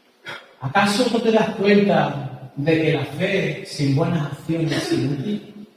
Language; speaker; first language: Spanish; native; Spanish